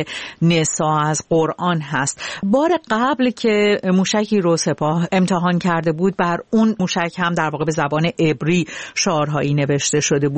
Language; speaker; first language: Persian; native; Persian